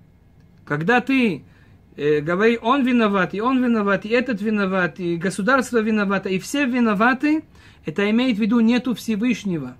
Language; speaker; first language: Russian; early bilingual, heritage; Hebrew